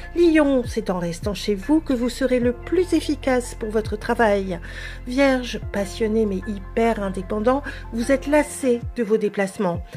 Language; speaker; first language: French; native; French